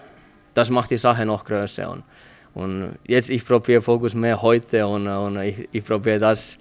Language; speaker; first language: German; non-native, learner; Finnish